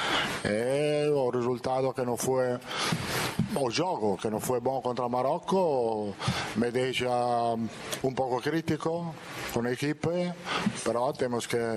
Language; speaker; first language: Portuguese; non-native, fluent; Italian